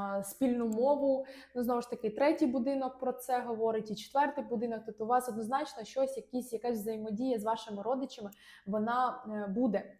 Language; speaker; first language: Ukrainian; non-native, local second language; Russian